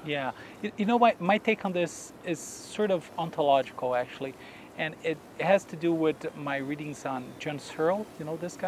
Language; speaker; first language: English; non-native, fluent; Portuguese